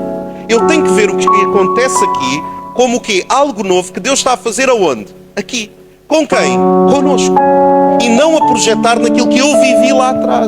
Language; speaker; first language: Portuguese; native; Portuguese